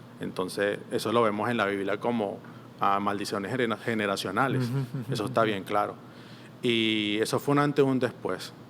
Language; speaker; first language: Spanish; native; Spanish